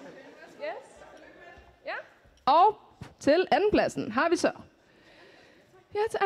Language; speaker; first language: Danish; native; Danish